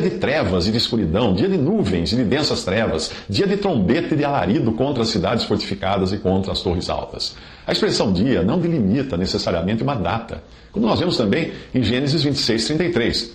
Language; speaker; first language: Portuguese; native; Portuguese